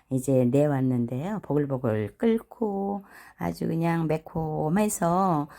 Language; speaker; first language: Korean; native; Korean